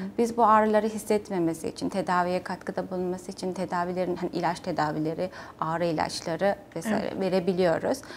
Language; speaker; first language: Turkish; non-native, fluent; Mongolian